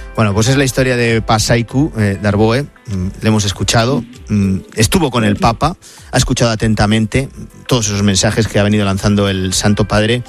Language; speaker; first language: Spanish; native; Spanish